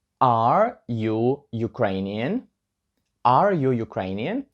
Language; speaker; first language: English; non-native, learner; Ukrainian